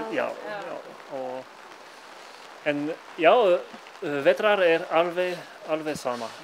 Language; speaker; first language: Icelandic; non-native, learner; Swiss German